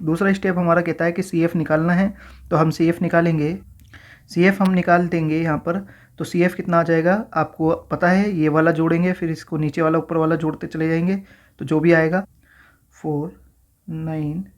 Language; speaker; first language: Hindi; native; Hindi